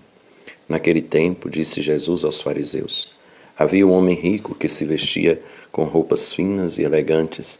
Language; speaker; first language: Portuguese; native; Portuguese